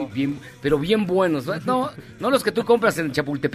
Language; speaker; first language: Spanish; native; Spanish